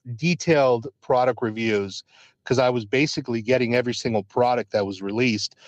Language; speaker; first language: English; early bilingual, other home language; Spanish